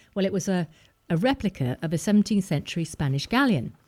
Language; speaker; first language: English; native; English